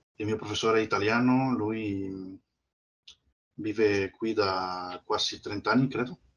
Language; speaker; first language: Italian; non-native, learner; Spanish